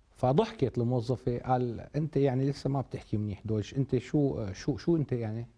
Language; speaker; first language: Arabic; native; Arabic